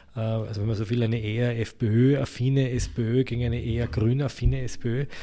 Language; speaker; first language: German; native; German